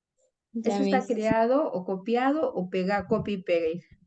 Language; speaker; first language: Spanish; native; Spanish